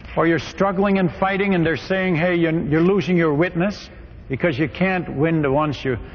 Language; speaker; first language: English; non-native, fluent; Dutch